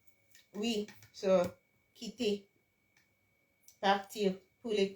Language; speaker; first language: French; non-native, fluent; English